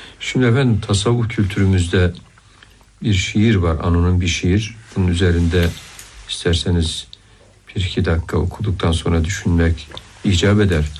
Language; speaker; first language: Turkish; native; Turkish